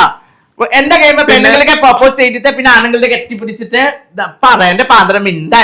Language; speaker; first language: Malayalam; non-native, local second language; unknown